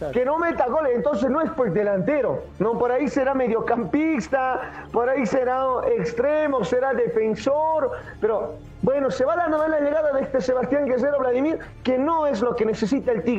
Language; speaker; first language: Spanish; native; Spanish